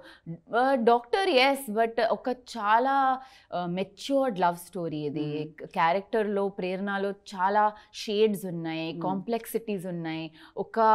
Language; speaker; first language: Telugu; non-native, learner; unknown